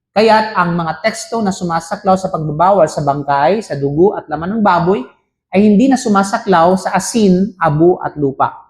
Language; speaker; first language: Filipino; non-native, local second language; Cebuano